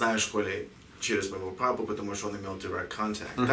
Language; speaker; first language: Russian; early bilingual, heritage; Russian